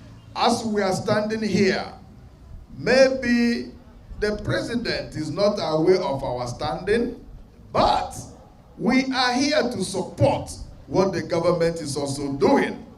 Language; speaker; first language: English; non-native, local second language; Igbo